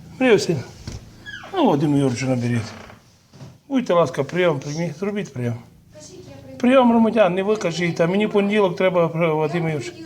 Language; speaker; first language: Ukrainian; native; Ukrainian